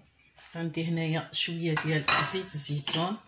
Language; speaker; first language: Arabic; native; Arabic